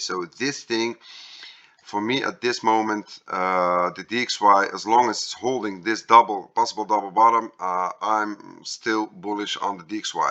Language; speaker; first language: English; non-native, fluent; Dutch